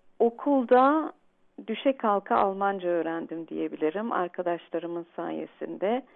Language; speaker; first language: Turkish; early bilingual, heritage; Turkish